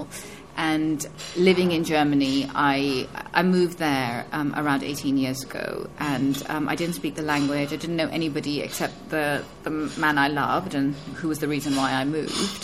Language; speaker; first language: English; native; English